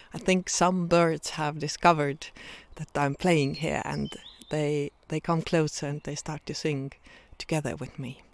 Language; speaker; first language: English; non-native, fluent; Estonian